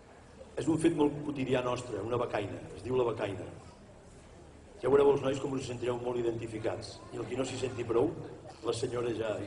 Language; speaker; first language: Catalan; native; Catalan